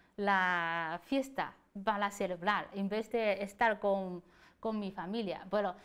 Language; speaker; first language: Spanish; non-native, learner; Chinese